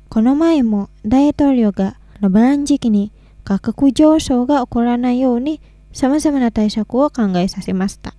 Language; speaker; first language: Japanese; non-native, fluent; Indonesian